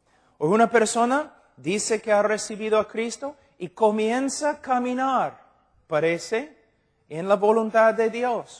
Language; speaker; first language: Spanish; non-native, fluent; English